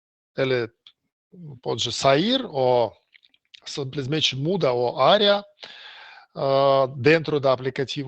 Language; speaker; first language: Portuguese; non-native, learner; Russian